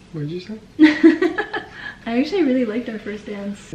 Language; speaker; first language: English; native; English